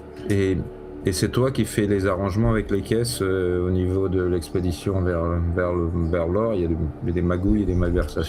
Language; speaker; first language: French; native; French